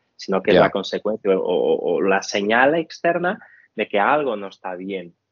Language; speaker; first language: Spanish; non-native, fluent; Portuguese